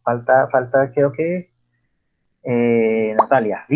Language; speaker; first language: Spanish; native; Spanish